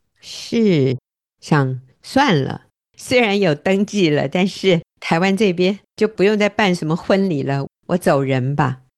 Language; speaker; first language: Chinese; native; Chinese